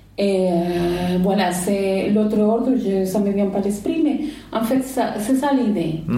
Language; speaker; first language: French; non-native, fluent; Spanish